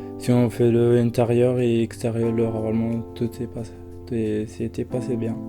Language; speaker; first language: French; non-native, learner; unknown